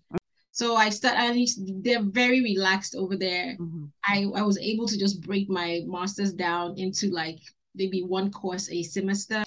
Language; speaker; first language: English; non-native, local second language; Igbo